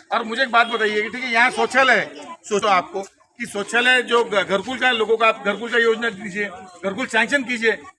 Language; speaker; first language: Hindi; non-native, local second language; Marathi